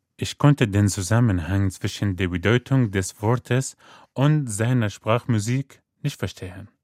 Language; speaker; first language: German; non-native, fluent; Arabic